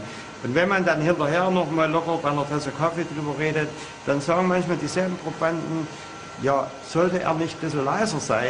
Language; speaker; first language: German; native; German